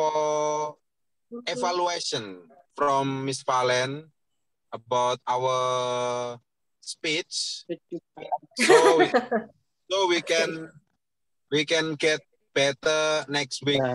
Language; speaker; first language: English; non-native, learner; Indonesian